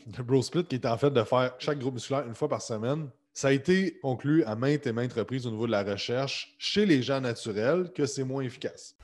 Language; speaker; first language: French; native; French